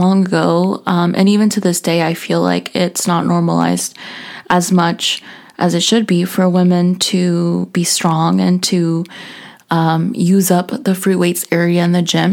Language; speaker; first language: English; native; English